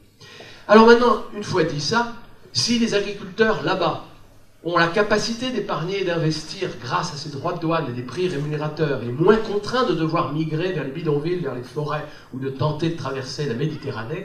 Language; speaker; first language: French; native; French